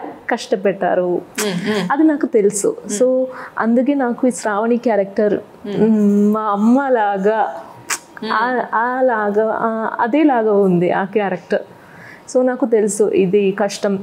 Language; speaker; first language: Telugu; non-native, fluent; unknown